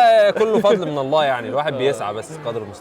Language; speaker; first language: Arabic; native; Arabic